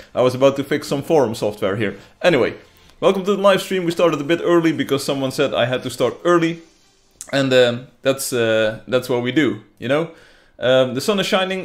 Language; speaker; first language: English; non-native, fluent; Dutch